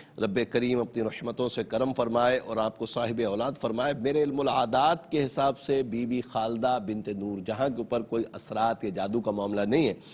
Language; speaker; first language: Urdu; native; Urdu